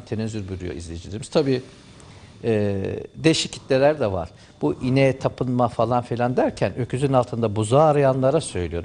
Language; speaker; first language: Turkish; native; Turkish